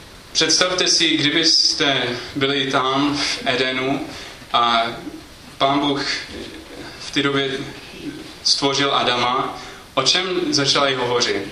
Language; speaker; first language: Czech; non-native, fluent; English